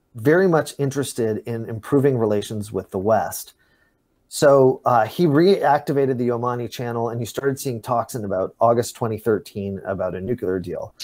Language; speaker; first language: English; native; English